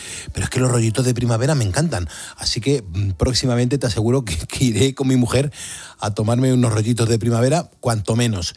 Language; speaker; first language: Spanish; native; Spanish